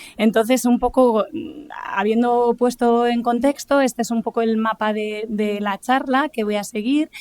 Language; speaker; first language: Spanish; native; Spanish